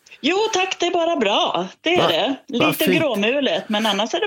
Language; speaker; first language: Swedish; native; Swedish